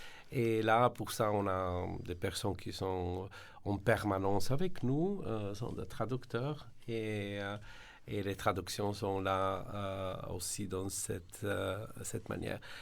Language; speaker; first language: French; non-native, fluent; Slovenian